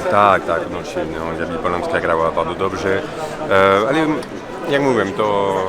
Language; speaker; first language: Polish; non-native, learner; French